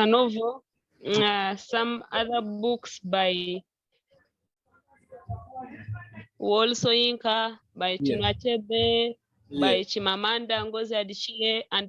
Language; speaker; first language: English; non-native, local second language; Nyankole